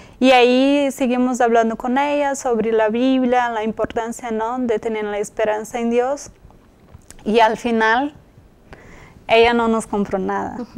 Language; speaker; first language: Spanish; non-native, fluent; Portuguese